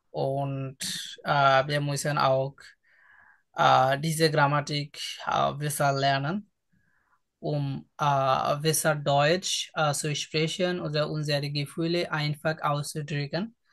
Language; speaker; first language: German; non-native, local second language; Bangla